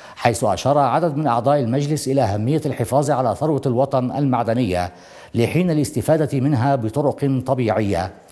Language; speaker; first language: Arabic; non-native, local second language; Somali